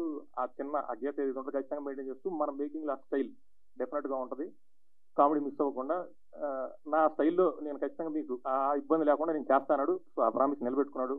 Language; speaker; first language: Telugu; native; Telugu